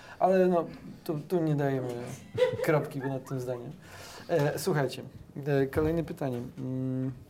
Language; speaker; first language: Polish; native; Polish